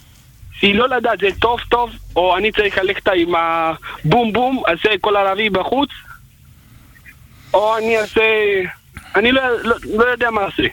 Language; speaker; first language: Hebrew; non-native, learner; Spanish